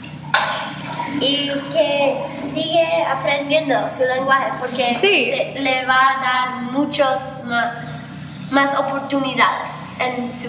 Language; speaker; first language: Spanish; non-native, learner; English